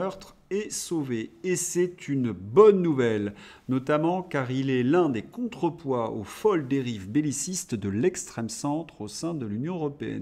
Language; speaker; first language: French; native; French